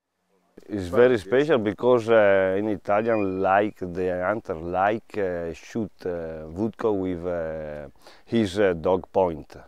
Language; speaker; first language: English; non-native, learner; Italian